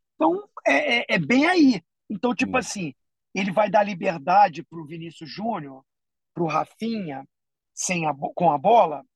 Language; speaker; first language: Portuguese; native; Portuguese